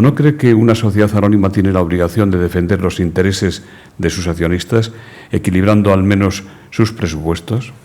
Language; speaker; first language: Spanish; native; Spanish